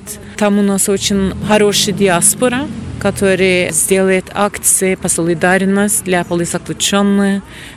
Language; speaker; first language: Russian; non-native, fluent; Norwegian